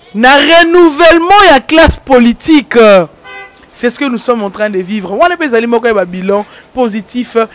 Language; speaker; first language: French; non-native, local second language; Lingala